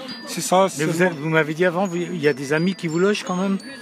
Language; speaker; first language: French; native; French